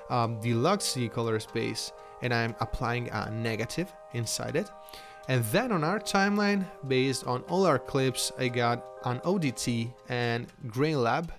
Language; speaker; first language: English; non-native, fluent; Italian